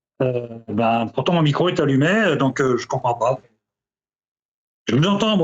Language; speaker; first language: French; native; French